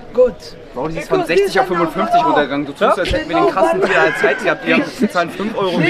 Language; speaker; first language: German; native; German